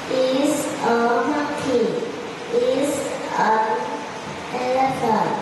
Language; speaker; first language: English; non-native, learner; Vietnamese